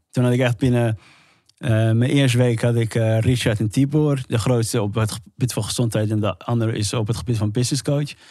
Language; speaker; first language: Dutch; early bilingual, other home language; Somali